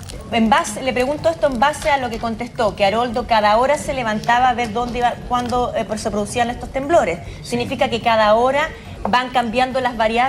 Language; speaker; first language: Spanish; native; Spanish